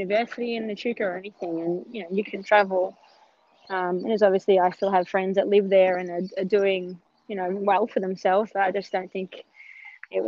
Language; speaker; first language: English; native; English